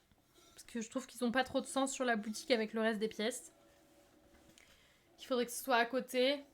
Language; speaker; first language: French; native; French